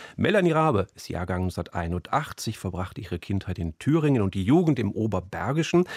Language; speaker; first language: German; native; German